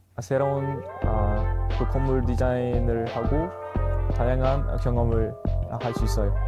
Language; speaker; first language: Korean; non-native, fluent; Uzbek